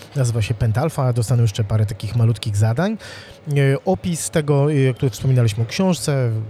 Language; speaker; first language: Polish; native; Polish